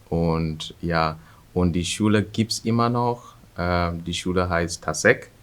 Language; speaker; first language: German; non-native, fluent; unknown